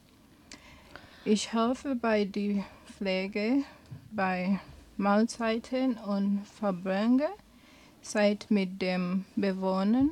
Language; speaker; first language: German; non-native, learner; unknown